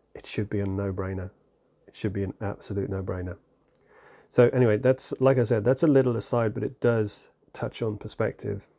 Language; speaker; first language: English; native; English